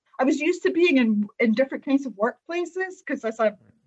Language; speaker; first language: English; native; English